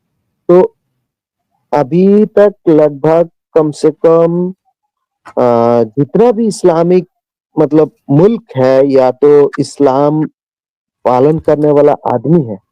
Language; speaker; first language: Hindi; non-native, local second language; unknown